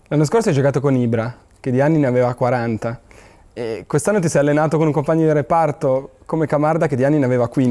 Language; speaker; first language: Italian; native; Italian